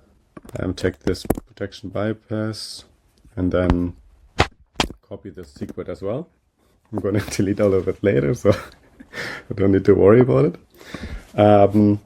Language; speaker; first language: English; non-native, fluent; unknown